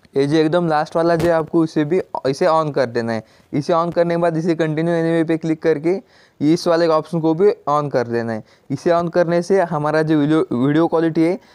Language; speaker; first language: Hindi; non-native, local second language; Marathi